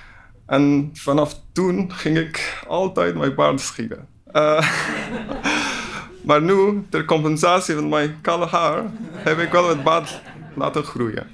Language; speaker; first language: Dutch; non-native, learner; Persian